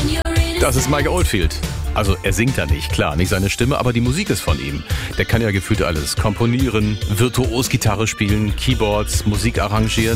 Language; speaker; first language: German; native; German